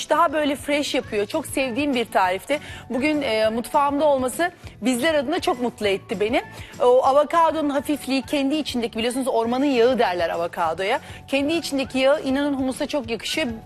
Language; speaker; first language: Turkish; native; Turkish